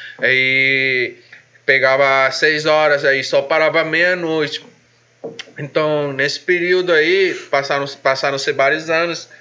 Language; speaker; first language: Portuguese; non-native, fluent; Spanish